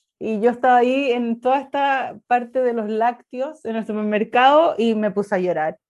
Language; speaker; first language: Spanish; native; Spanish